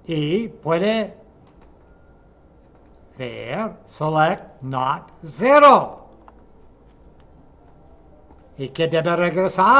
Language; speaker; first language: Spanish; non-native, fluent; English